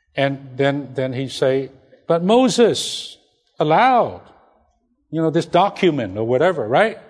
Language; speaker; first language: English; non-native, fluent; Chinese